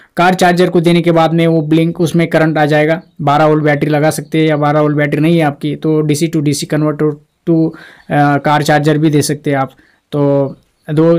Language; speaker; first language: Hindi; non-native, local second language; Marathi